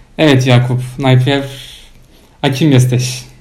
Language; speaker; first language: Turkish; native; Turkish